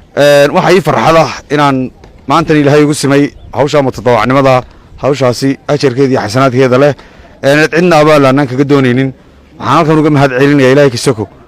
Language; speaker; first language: Somali; native; Somali